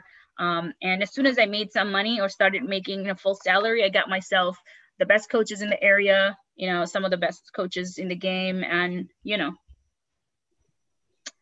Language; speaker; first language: English; non-native, local second language; Sylheti